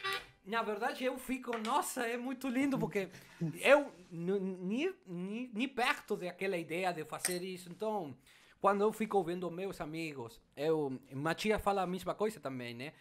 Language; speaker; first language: Portuguese; non-native, learner; Spanish